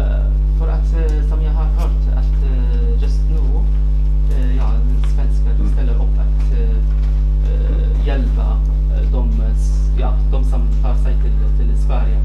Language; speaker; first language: Swedish; non-native, fluent; Arabic